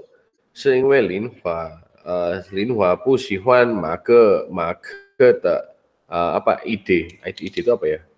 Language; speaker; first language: Chinese; non-native, learner; Indonesian